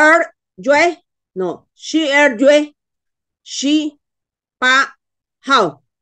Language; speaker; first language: Chinese; non-native, learner; Spanish